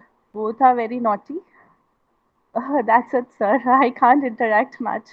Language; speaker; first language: English; non-native, learner; Hindi